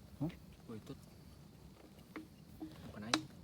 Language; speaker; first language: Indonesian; non-native, local second language; Sundanese